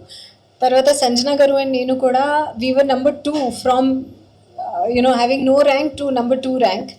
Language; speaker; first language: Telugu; non-native, learner; Hindi